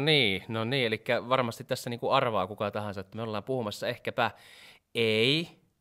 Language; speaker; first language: Finnish; native; Finnish